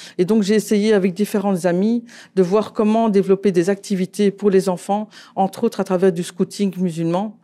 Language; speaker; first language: French; native; French